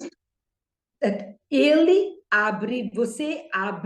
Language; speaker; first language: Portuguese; non-native, fluent; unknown